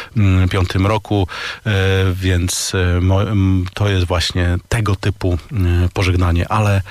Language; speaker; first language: Polish; native; Polish